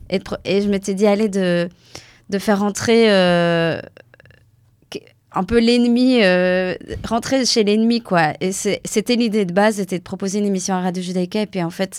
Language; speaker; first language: French; native; French